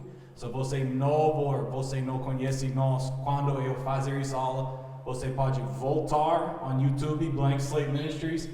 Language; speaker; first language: Portuguese; non-native, learner; English